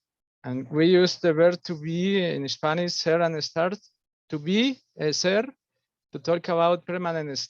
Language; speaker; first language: English; non-native, fluent; Spanish